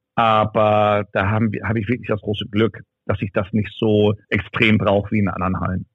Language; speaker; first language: German; native; German